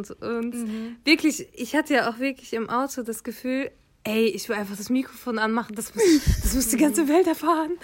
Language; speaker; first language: German; early bilingual, other home language; Kurdish